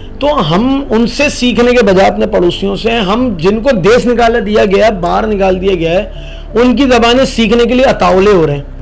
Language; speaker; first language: Urdu; native; Urdu